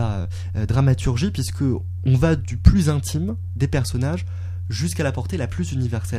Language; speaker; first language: French; native; French